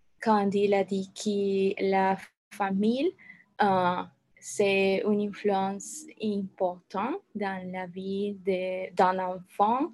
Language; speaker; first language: French; non-native, learner; Spanish